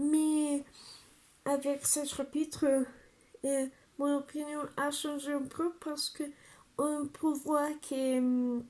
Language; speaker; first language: French; non-native, learner; Spanish